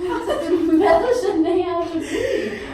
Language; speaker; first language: French; non-native, learner; English